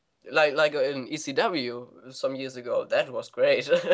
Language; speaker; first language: English; non-native, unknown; German